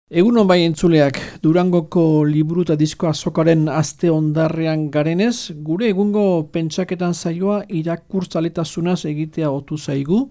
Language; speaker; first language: Basque; native; Basque